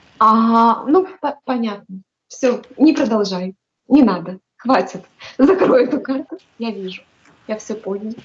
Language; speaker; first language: Russian; native; Russian